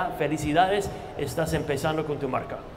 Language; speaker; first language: Spanish; non-native, fluent; English